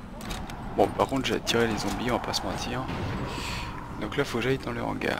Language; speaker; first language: French; native; French